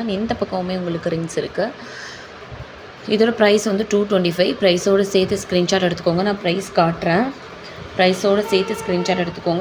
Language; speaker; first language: Tamil; native; Tamil